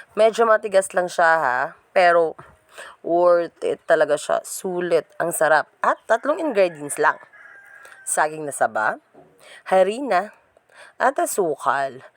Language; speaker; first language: Filipino; non-native, local second language; Cebuano